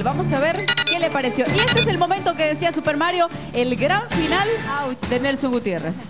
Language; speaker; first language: Spanish; native; Spanish